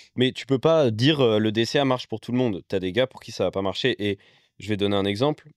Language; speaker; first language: French; native; French